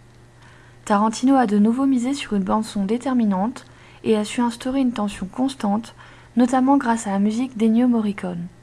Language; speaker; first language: French; native; French